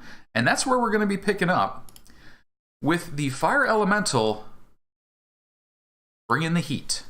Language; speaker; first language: English; native; English